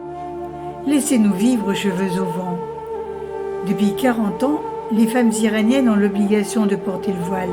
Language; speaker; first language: French; native; French